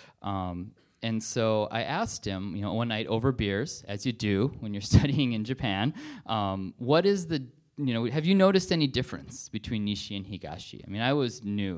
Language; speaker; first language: English; native; English